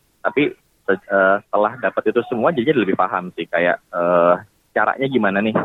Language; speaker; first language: Indonesian; native; Indonesian